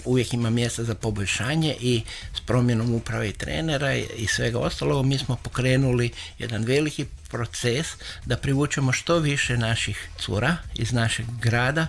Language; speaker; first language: Serbian; native; Serbian